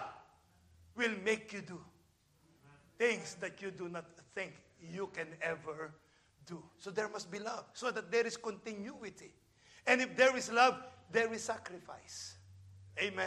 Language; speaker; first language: English; non-native, local second language; Filipino